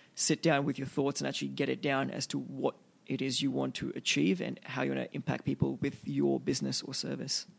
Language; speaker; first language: English; early bilingual, other home language; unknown